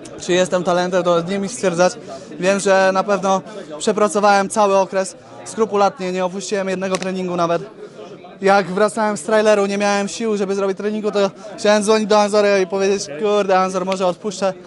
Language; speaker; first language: Polish; native; Polish